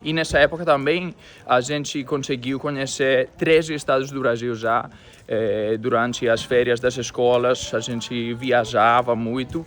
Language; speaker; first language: Portuguese; non-native, fluent; Greek